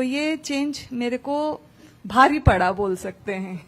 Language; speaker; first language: Hindi; non-native, local second language; Punjabi